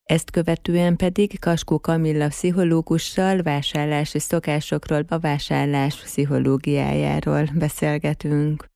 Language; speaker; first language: Hungarian; native; Hungarian